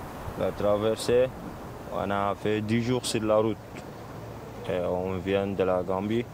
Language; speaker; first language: French; non-native, fluent; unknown